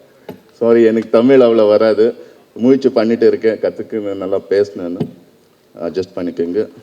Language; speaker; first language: Tamil; non-native, learner; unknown